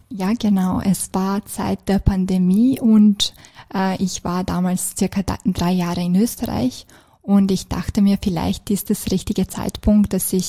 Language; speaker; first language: German; non-native, fluent; Serbian